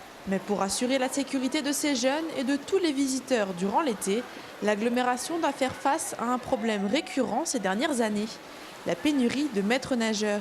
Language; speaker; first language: French; native; French